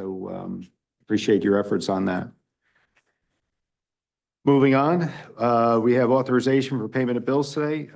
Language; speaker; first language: English; native; English